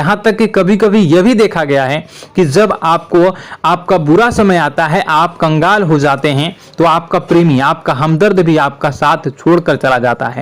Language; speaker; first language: Hindi; native; Hindi